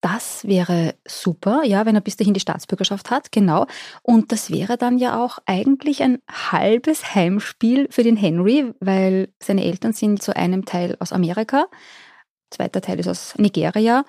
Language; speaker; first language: German; native; German